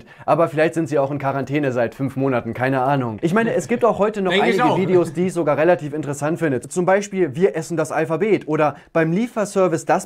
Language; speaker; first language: German; native; German